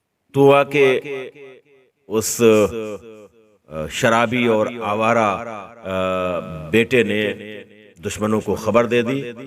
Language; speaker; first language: Urdu; native; Urdu